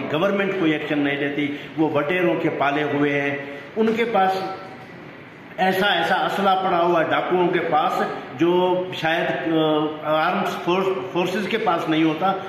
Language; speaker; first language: Urdu; non-native, local second language; Sindhi